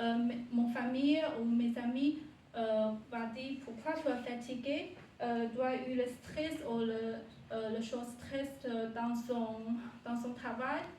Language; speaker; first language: French; non-native, learner; Chinese